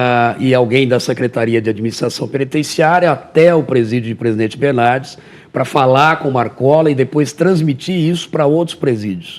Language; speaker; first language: Portuguese; native; Portuguese